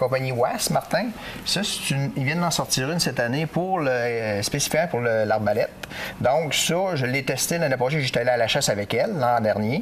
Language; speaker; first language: French; native; French